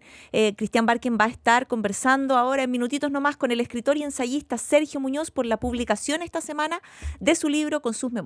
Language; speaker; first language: Spanish; native; Spanish